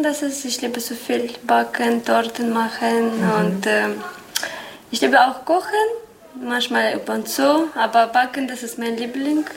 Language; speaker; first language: German; non-native, learner; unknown